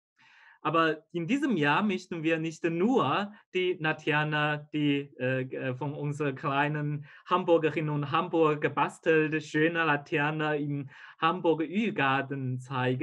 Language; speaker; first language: German; non-native, fluent; Chinese